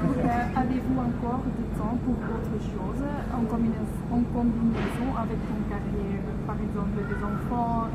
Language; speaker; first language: French; non-native, learner; Dutch